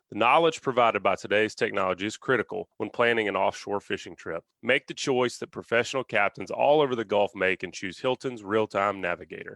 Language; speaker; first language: English; native; English